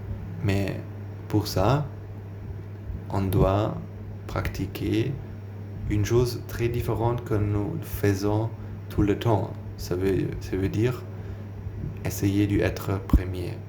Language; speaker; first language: French; non-native, learner; German